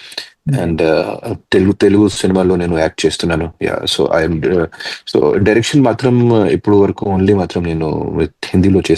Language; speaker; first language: Telugu; non-native, fluent; Hindi